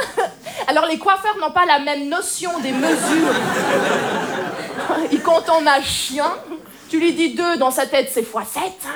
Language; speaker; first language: French; native; French